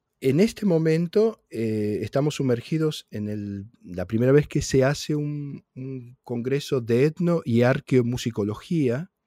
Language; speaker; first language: Spanish; native; Spanish